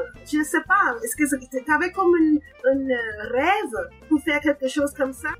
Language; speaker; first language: French; non-native, learner; English